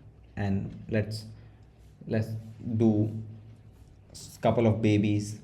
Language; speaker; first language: English; non-native, learner; Hindi